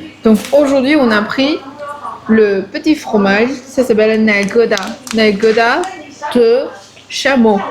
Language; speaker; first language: French; early bilingual, other home language; Chinese